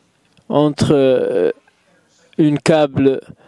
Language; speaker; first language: French; non-native, fluent; Hebrew